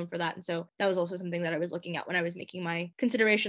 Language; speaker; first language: English; native; English